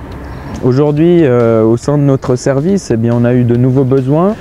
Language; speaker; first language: French; native; French